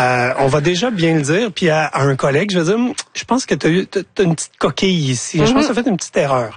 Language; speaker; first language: French; native; French